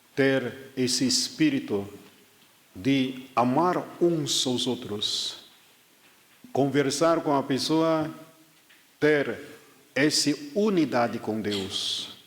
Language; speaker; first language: Portuguese; non-native, fluent; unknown